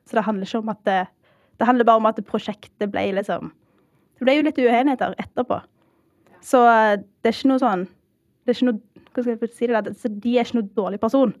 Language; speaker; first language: Norwegian; early bilingual, heritage; Norwegian